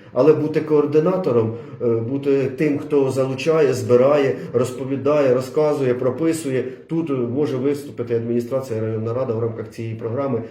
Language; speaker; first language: Ukrainian; native; Ukrainian